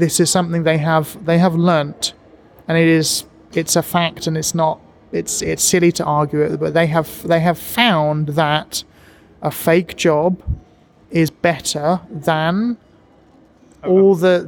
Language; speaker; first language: English; native; English